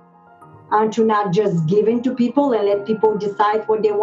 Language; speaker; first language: English; non-native, fluent; Bulgarian